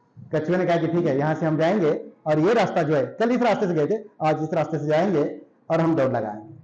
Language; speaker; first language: Hindi; non-native, local second language; Marathi